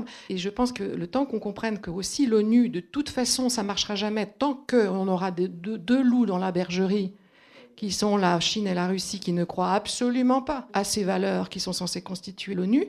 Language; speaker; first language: French; native; French